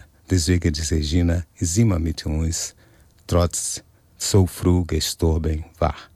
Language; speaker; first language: German; non-native, fluent; Portuguese